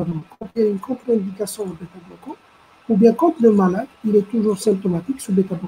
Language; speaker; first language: French; non-native, local second language; Arabic